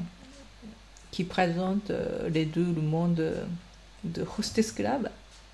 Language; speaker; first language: French; non-native, fluent; Japanese